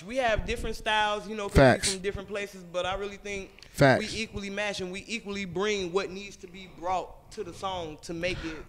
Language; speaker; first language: English; native; English